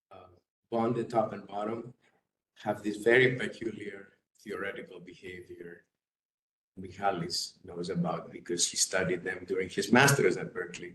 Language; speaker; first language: English; non-native, fluent; Greek